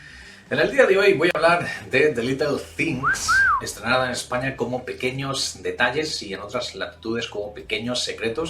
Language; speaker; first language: Spanish; native; Spanish